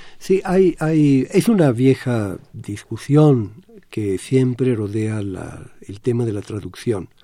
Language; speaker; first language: Spanish; non-native, fluent; Italian